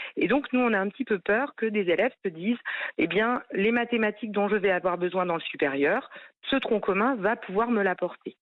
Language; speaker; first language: French; native; French